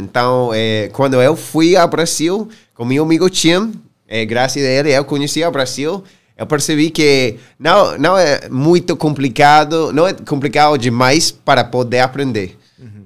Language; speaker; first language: Portuguese; non-native, learner; English